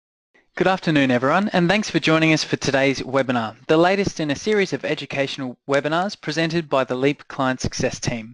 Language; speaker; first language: English; native; English